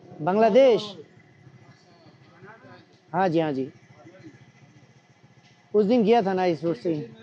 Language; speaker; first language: Hindi; non-native, fluent; Bangla